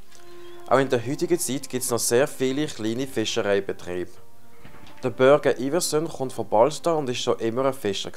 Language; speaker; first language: German; native; German